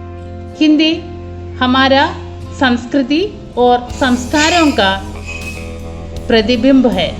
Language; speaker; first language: Hindi; non-native, local second language; Malayalam